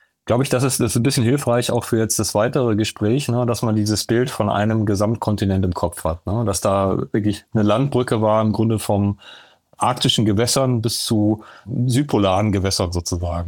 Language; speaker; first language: German; native; German